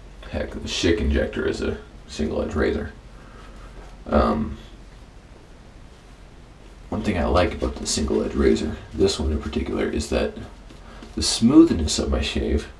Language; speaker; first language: English; native; English